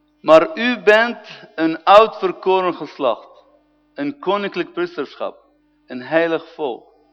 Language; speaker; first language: Dutch; non-native, fluent; Arabic